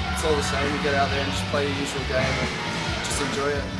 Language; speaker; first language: English; native; English